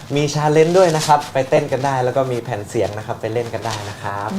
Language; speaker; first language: Thai; native; Thai